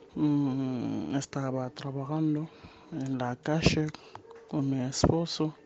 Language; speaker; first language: Spanish; non-native, learner; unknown